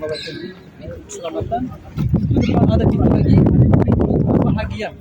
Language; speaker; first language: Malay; non-native, fluent; Turkish